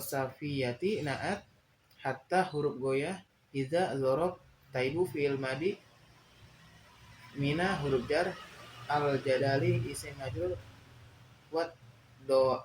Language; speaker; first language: Arabic; non-native, learner; Indonesian